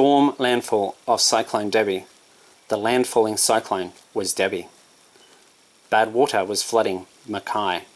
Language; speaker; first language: English; native; English